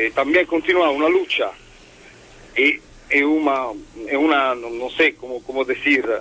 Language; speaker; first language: Spanish; non-native, learner; Portuguese